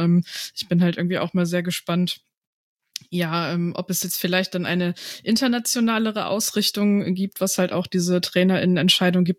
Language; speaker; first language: German; native; German